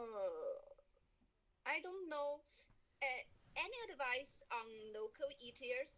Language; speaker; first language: English; non-native, learner; Chinese